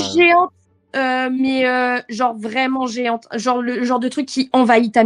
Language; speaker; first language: French; native; French